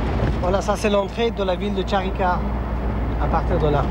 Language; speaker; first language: French; non-native, fluent; Persian